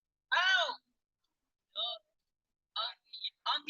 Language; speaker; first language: French; non-native, learner; English